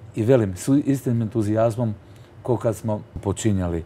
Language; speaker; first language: Croatian; native; Croatian